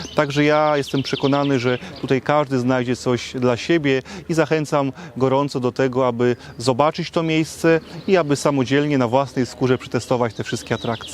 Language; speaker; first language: Polish; native; Polish